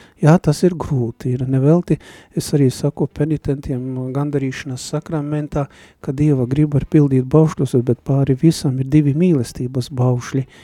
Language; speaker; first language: Latvian; native; Latvian